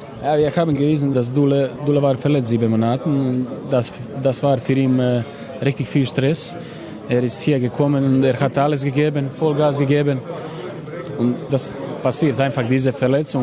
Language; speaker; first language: German; non-native, fluent; Croatian